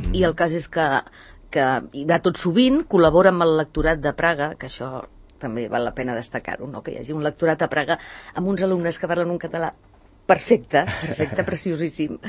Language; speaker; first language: Catalan; native; Catalan